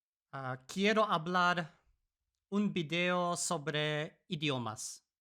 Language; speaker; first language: Spanish; non-native, learner; English